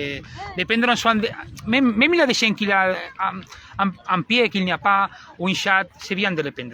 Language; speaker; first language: French; non-native, learner; Spanish